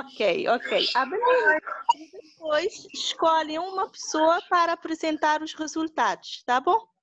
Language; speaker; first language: Portuguese; non-native, local second language; Kabuverdianu